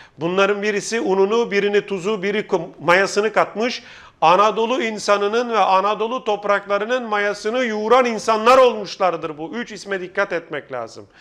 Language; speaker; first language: Turkish; native; Turkish